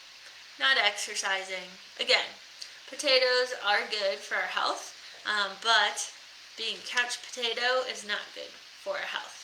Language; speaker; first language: English; native; English